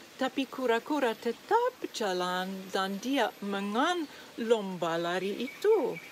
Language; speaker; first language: Indonesian; non-native, learner; English